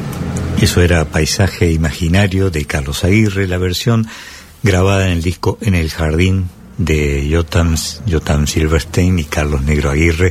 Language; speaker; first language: Spanish; native; Spanish